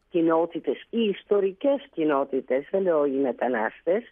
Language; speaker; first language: Greek; early bilingual, heritage; Bulgarian